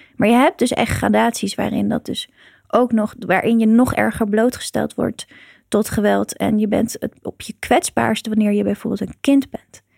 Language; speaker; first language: Dutch; early bilingual, other home language; Persian